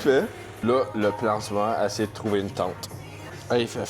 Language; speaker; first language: French; native; French